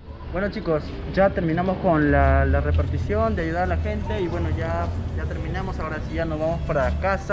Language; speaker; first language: Spanish; native; Spanish